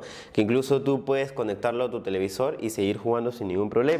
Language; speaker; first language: Spanish; native; Spanish